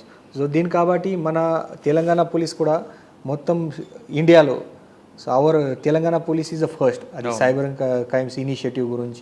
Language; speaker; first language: Telugu; non-native, learner; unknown